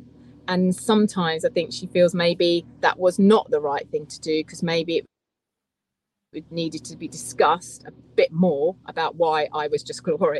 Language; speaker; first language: English; native; English